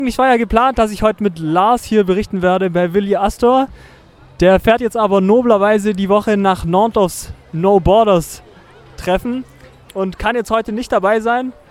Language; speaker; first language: German; native; German